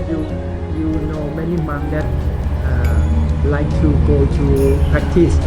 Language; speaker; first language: English; non-native, learner; Thai